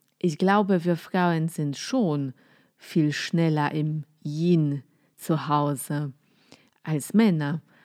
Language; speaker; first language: German; non-native, fluent; Polish